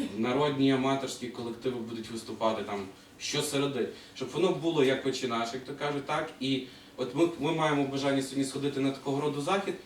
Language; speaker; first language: Ukrainian; native; Ukrainian